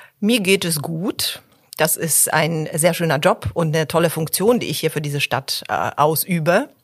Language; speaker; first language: German; early bilingual, other home language; Polish